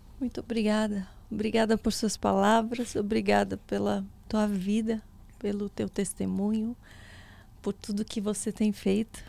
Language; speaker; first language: Portuguese; native; Portuguese